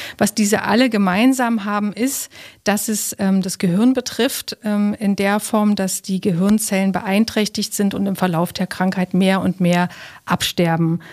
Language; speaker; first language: German; native; German